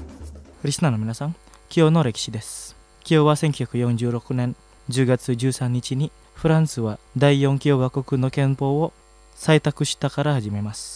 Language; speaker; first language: Japanese; non-native, learner; Indonesian